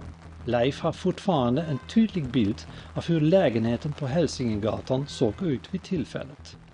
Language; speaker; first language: Swedish; native; Swedish